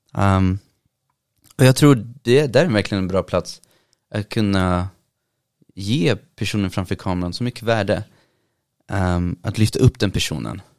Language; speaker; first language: Swedish; native; Swedish